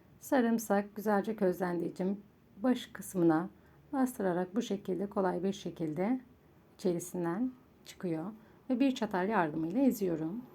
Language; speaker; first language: Turkish; native; Turkish